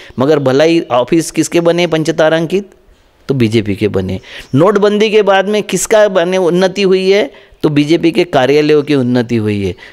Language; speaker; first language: Hindi; non-native, local second language; Marathi